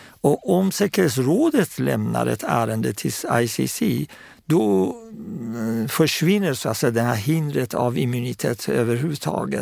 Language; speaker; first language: Swedish; non-native, fluent; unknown